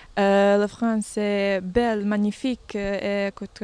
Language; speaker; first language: French; non-native, learner; Bosnian